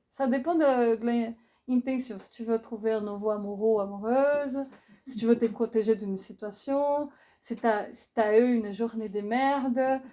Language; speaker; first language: French; non-native, fluent; Portuguese